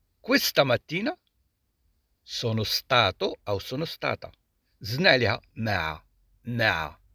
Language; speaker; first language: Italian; non-native, learner; Arabic